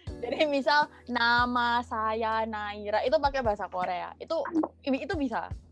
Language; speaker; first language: Indonesian; native; Indonesian